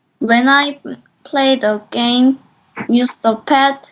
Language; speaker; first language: English; non-native, learner; Korean